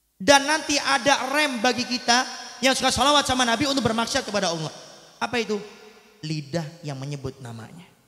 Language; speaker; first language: Indonesian; native; Indonesian